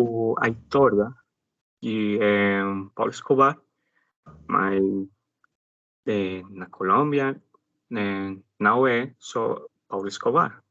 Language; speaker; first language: Portuguese; non-native, learner; Spanish